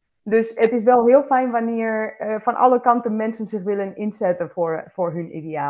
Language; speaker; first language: Dutch; non-native, fluent; Spanish